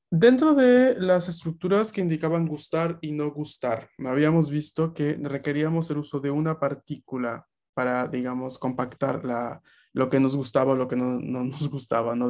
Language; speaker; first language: Spanish; native; Spanish